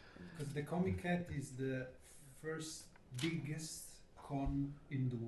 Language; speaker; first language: English; non-native, learner; Italian